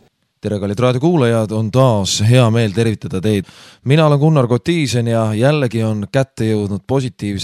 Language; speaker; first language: Estonian; native; Estonian